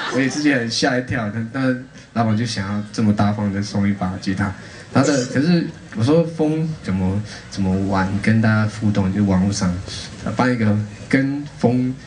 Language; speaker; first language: Chinese; non-native, local second language; Amis